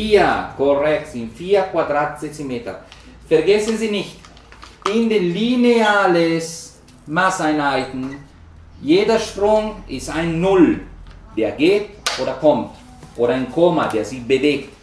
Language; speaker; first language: German; non-native, learner; Spanish